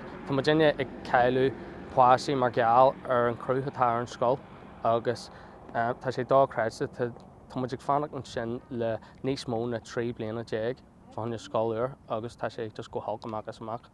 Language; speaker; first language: Irish; non-native, local second language; English